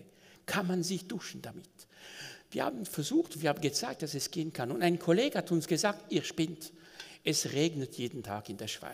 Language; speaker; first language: German; non-native, local second language; French